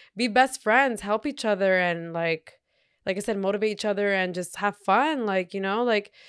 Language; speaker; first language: English; native; English